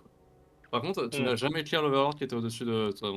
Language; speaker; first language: French; native; French